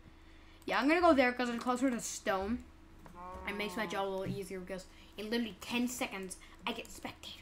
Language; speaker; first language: English; native; English